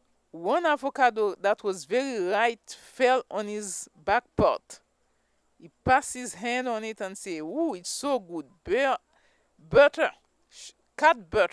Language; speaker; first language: English; non-native, fluent; Haitian Creole